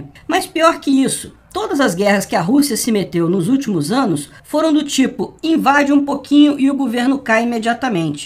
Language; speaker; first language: Portuguese; native; Portuguese